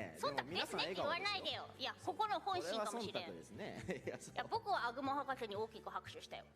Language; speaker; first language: Japanese; native; Japanese